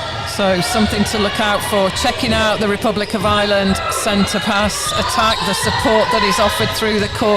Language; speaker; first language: English; native; English